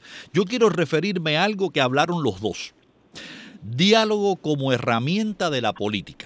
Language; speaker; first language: Spanish; native; Spanish